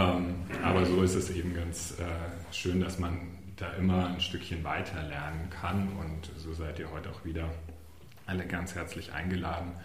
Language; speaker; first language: German; native; German